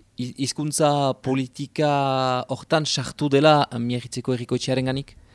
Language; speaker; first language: Basque; native; Basque